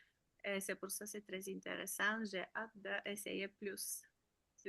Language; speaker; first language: French; non-native, learner; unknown